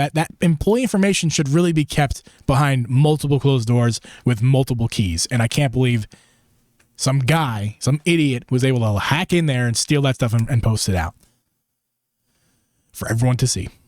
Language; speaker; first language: English; native; English